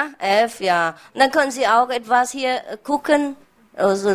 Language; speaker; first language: German; non-native, fluent; Vietnamese